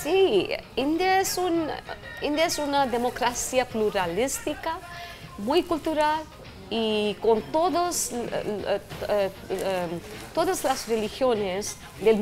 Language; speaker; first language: Spanish; non-native, fluent; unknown